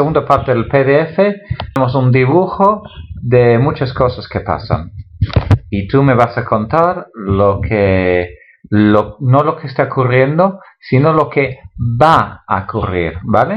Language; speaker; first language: Spanish; non-native, fluent; English